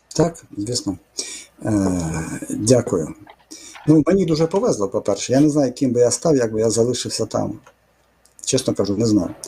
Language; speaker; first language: Ukrainian; non-native, fluent; Russian